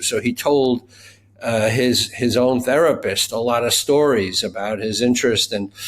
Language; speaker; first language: English; native; English